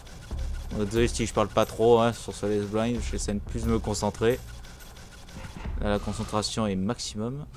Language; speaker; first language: French; native; French